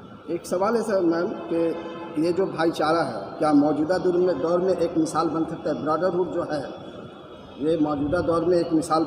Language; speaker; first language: Hindi; native; Hindi